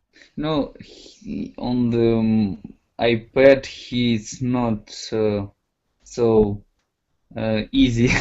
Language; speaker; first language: English; non-native, learner; Russian